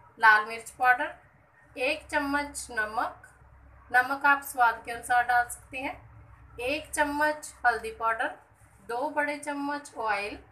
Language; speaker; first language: Hindi; non-native, local second language; Punjabi